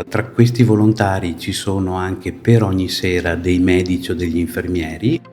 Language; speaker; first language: Italian; native; Italian